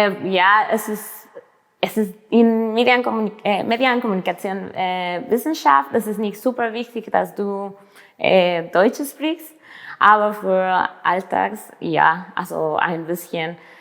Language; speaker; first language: German; non-native, learner; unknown